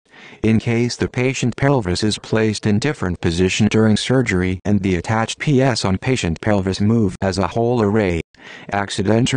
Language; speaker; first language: English; non-native, fluent; Greek